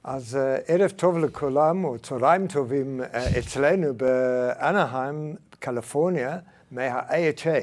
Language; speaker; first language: Hebrew; native; Hebrew